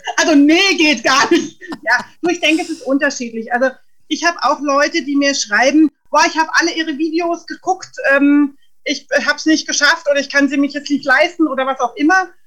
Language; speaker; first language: German; native; German